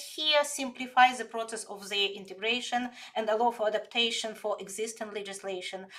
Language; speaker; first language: English; non-native, fluent; Ukrainian